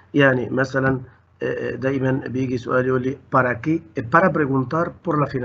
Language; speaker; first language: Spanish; non-native, fluent; Arabic